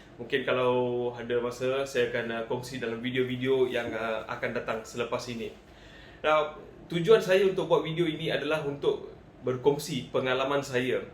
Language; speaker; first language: Malay; non-native, local second language; Tamil